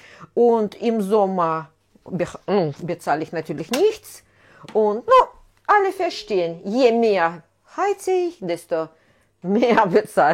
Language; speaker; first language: German; non-native, fluent; Russian